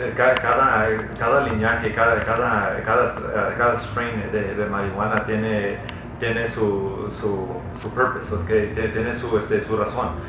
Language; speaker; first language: Spanish; early bilingual, heritage; Spanish